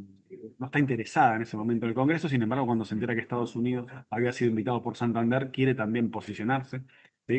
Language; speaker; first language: Spanish; native; Spanish